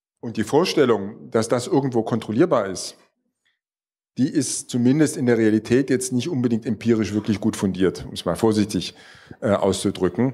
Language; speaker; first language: German; native; German